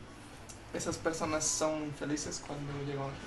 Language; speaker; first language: Spanish; non-native, learner; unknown